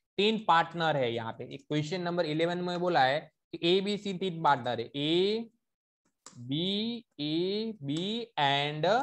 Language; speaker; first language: Hindi; non-native, local second language; Gujarati